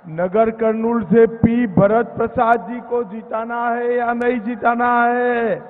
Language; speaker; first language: Hindi; non-native, local second language; Gujarati